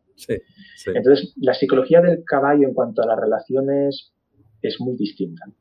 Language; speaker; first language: Spanish; native; Spanish